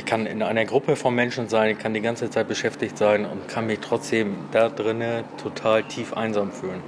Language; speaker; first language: German; native; German